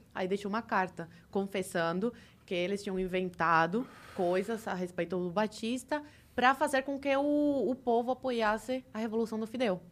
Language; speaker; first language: Portuguese; early bilingual, other home language; Spanish